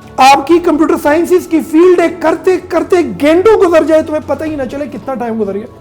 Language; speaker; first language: Urdu; non-native, local second language; Pashto